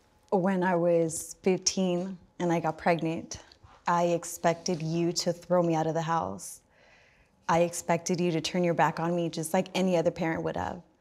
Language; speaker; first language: English; early bilingual, other home language; Spanish